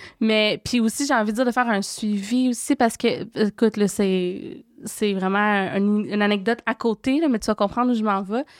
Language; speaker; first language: French; native; French